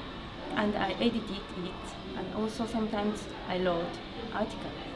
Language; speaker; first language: English; non-native, learner; Japanese